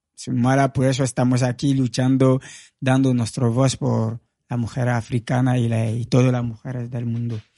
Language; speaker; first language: Spanish; non-native, fluent; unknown